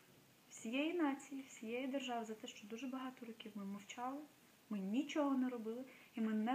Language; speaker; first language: Ukrainian; native; Ukrainian